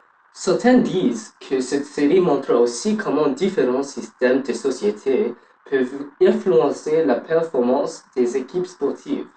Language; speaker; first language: French; non-native, fluent; English